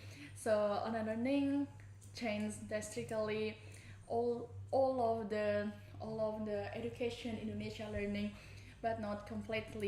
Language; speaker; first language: English; non-native, learner; Indonesian